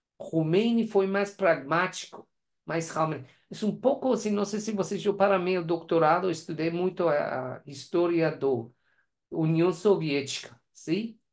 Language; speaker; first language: Portuguese; non-native, learner; Persian